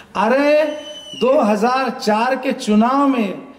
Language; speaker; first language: Hindi; non-native, local second language; Marathi